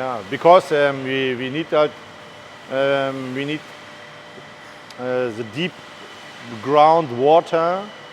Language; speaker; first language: English; non-native, learner; German